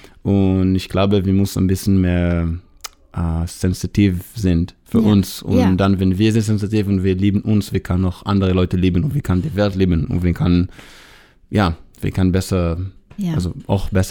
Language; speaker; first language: German; non-native, learner; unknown